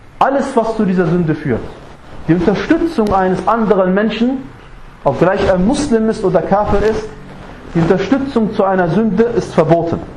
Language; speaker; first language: German; non-native, fluent; Arabic